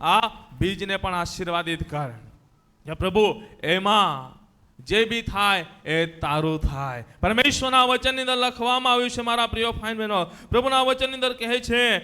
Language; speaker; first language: Gujarati; non-native, local second language; Gamit